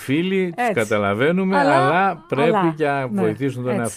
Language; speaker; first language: Greek; native; Greek